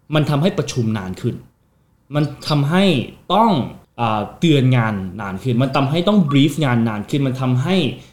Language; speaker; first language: Thai; non-native, fluent; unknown